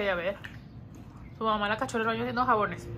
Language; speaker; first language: Spanish; native; Spanish